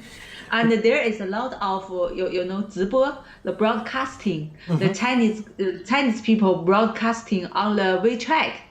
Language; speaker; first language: English; non-native, learner; Chinese